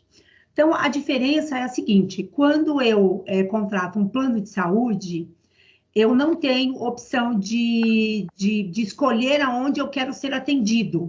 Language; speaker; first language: Portuguese; native; Portuguese